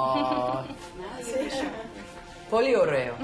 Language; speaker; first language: Greek; non-native, learner; English